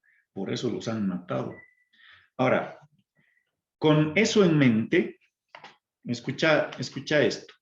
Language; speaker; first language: Spanish; native; Spanish